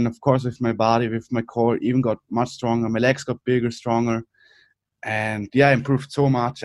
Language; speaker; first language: English; non-native, fluent; German